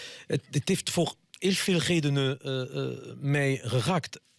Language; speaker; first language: Dutch; non-native, fluent; French